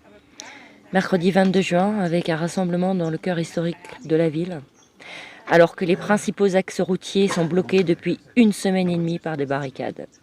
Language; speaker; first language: French; native; French